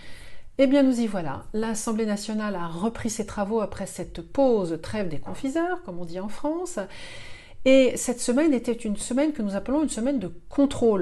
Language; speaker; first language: French; native; French